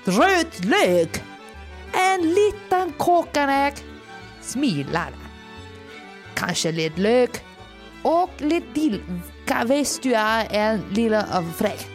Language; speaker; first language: Swedish; non-native, learner; Danish